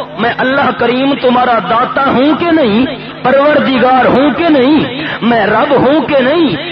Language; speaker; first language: Urdu; non-native, local second language; Pashto